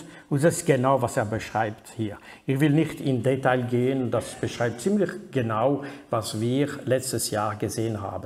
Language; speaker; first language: German; non-native, fluent; French